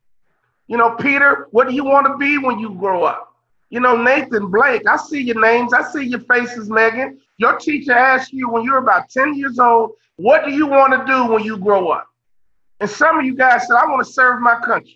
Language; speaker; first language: English; native; English